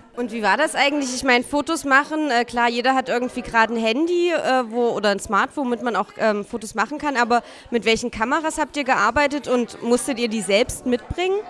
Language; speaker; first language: German; native; German